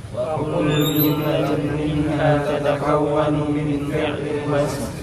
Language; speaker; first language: Arabic; non-native, learner; Indonesian